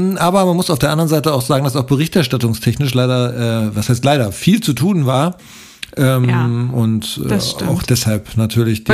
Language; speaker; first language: German; native; German